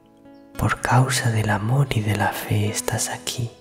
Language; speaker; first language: Spanish; native; Spanish